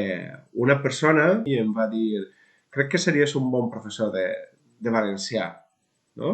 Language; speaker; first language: Catalan; non-native, local second language; Spanish